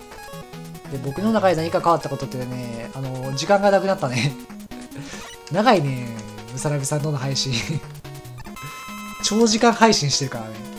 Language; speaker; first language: Japanese; native; Japanese